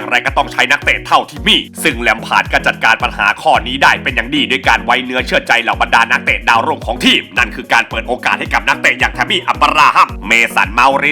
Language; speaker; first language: Thai; native; Thai